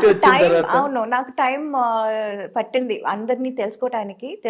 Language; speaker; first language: Telugu; non-native, fluent; Tamil